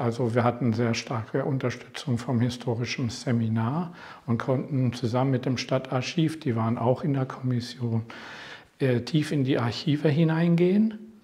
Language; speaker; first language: German; non-native, fluent; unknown